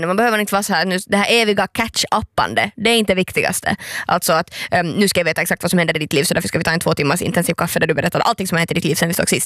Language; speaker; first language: Swedish; native; Swedish